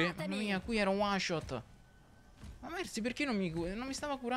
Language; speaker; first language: Italian; native; Italian